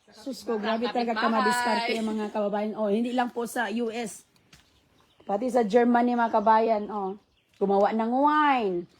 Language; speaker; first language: Filipino; non-native, local second language; Cebuano